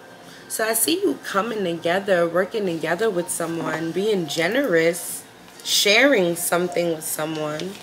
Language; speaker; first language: English; native; English